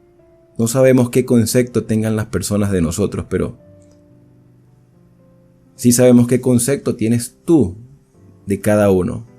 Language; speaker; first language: Spanish; native; Spanish